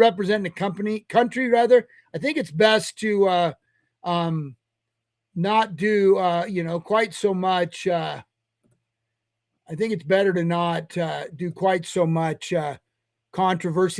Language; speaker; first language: English; native; English